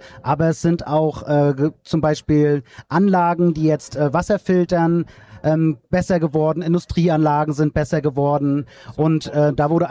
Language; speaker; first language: German; native; German